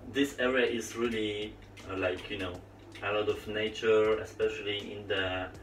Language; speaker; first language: English; non-native, fluent; Polish